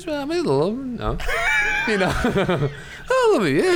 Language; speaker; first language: English; non-native, fluent; German